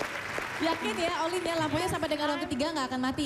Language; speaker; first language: Indonesian; native; Indonesian